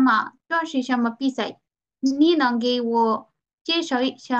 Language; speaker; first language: Chinese; non-native, learner; Bangla